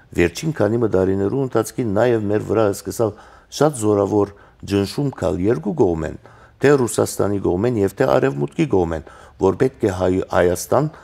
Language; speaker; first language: Armenian; native; Armenian